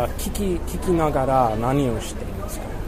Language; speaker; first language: Japanese; non-native, learner; English